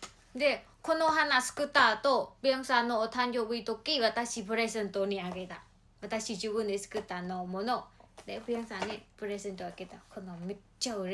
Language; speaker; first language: Japanese; non-native, learner; Mongolian